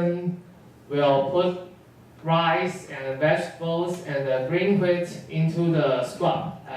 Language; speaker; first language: English; non-native, learner; Chinese